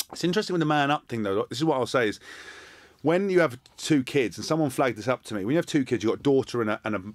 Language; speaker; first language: English; native; English